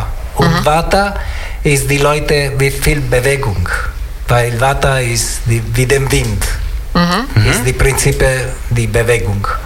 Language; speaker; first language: German; non-native, learner; Italian